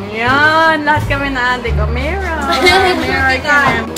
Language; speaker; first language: Filipino; non-native, local second language; Bikol